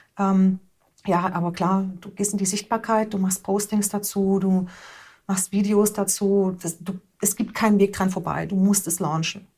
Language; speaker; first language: German; early bilingual, other home language; Hungarian